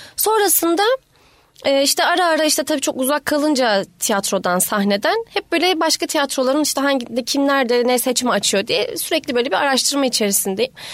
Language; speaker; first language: Turkish; native; Turkish